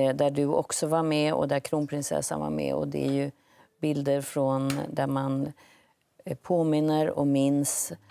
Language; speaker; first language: Swedish; native; Swedish